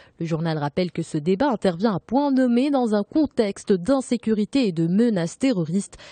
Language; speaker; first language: French; non-native, local second language; Arabic